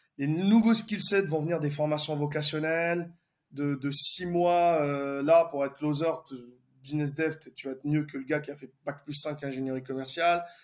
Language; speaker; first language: French; non-native, local second language; Arabic